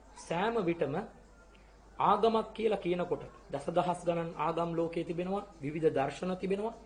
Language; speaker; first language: Sinhala; non-native, local second language; Tamil